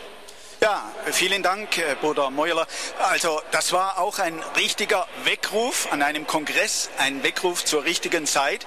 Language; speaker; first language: German; native; German